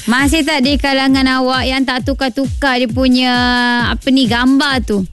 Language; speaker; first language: Malay; native; Malay